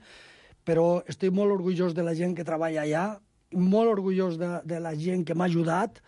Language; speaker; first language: Catalan; non-native, local second language; Spanish